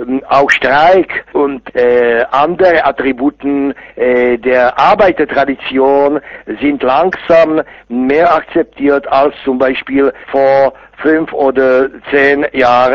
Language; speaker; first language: German; non-native, fluent; Czech